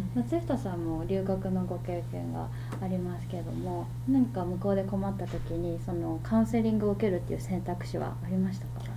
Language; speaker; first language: Japanese; native; Japanese